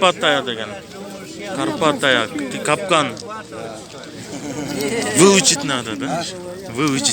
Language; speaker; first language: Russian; non-native, local second language; Kyrgyz